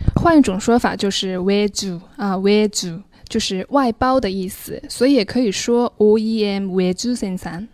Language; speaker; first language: Chinese; native; Chinese